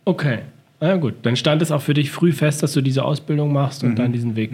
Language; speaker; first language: German; native; German